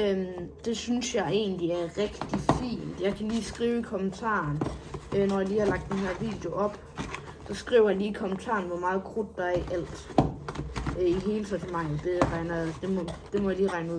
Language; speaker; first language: Danish; native; Danish